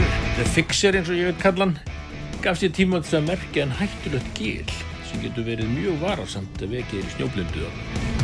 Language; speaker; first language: Icelandic; native; Icelandic